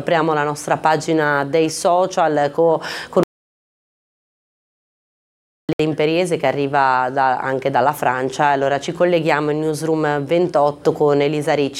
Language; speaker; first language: Italian; native; Italian